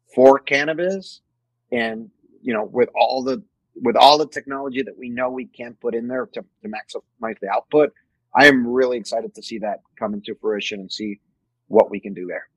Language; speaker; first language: English; non-native, fluent; Spanish